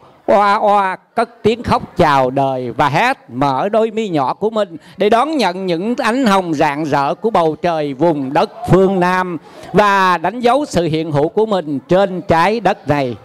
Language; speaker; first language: Vietnamese; native; Vietnamese